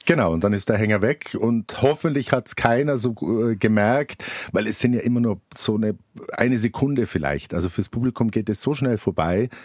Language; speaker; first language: German; native; German